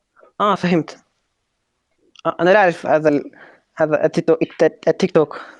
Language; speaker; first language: Arabic; non-native, fluent; Turkish